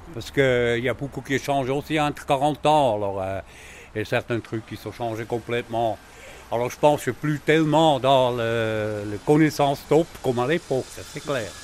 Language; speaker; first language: French; non-native, local second language; Swiss German